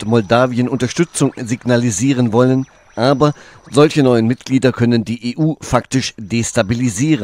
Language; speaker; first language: German; native; German